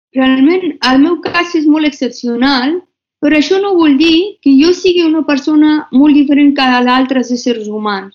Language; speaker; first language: Catalan; non-native, fluent; Persian